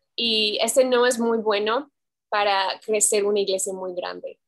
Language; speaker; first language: Spanish; non-native, fluent; English